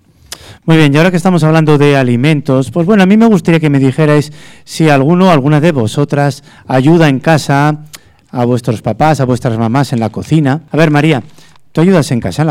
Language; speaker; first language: Spanish; native; Spanish